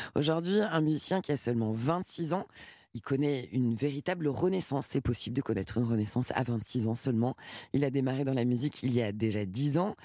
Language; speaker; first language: French; native; French